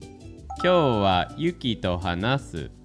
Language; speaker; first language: Japanese; non-native, fluent; English